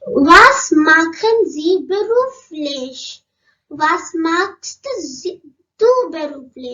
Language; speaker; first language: German; non-native, learner; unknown